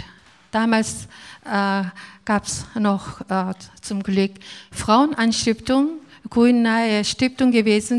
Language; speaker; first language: German; non-native, fluent; Korean